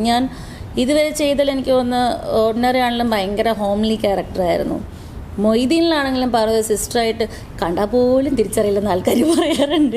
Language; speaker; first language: Malayalam; native; Malayalam